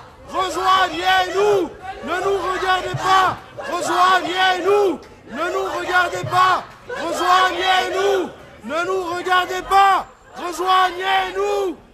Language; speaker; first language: French; native; French